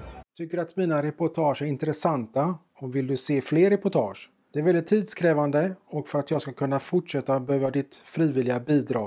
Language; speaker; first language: Swedish; native; Swedish